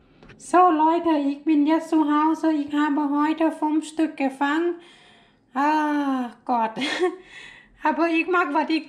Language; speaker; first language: German; non-native, learner; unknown